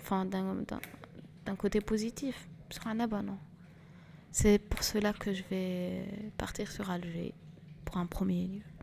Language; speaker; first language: French; non-native, local second language; Arabic